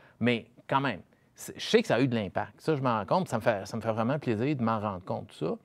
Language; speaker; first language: French; native; French